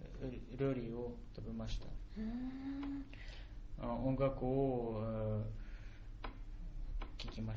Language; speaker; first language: Japanese; non-native, learner; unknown